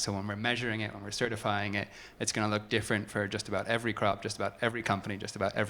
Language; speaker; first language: English; native; English